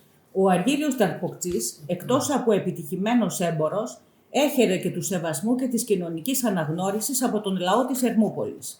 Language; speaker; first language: Greek; native; Greek